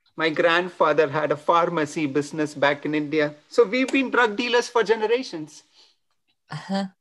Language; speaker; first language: English; non-native, local second language; Tamil